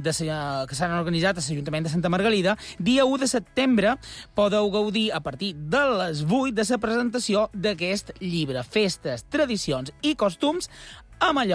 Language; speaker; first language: Catalan; native; Catalan